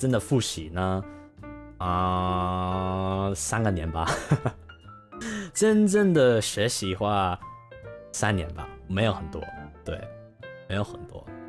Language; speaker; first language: Chinese; non-native, learner; English